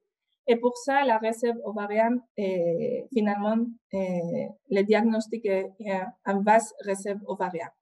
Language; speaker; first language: French; non-native, fluent; Spanish